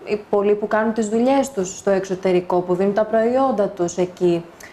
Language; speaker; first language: Greek; native; Greek